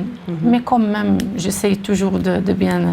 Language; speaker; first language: French; non-native, local second language; Arabic